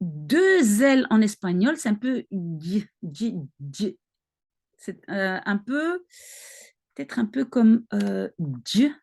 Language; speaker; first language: French; non-native, local second language; Dutch